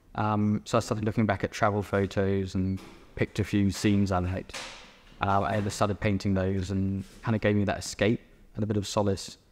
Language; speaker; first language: English; native; English